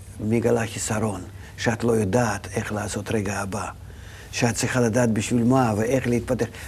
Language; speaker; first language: Hebrew; non-native, fluent; Russian